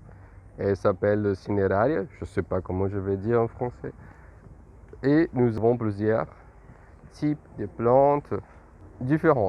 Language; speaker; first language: French; non-native, fluent; Portuguese